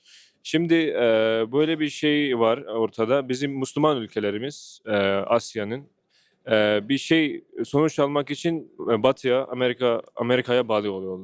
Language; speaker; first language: Turkish; non-native, fluent; Urdu